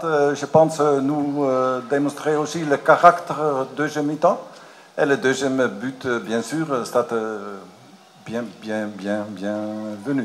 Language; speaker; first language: French; non-native, learner; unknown